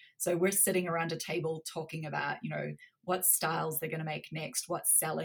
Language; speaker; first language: English; native; English